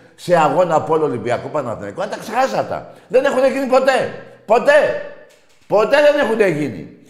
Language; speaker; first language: Greek; native; Greek